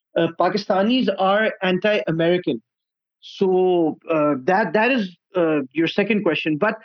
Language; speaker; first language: English; non-native, local second language; Urdu